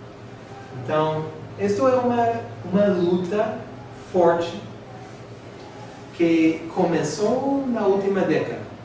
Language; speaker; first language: Portuguese; non-native, fluent; English